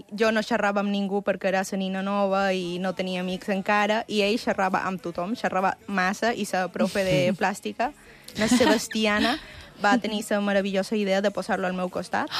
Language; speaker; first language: Catalan; early bilingual, other home language; Spanish